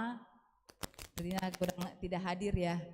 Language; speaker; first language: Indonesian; non-native, local second language; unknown